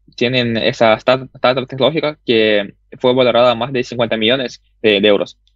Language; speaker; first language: Spanish; early bilingual, other home language; Russian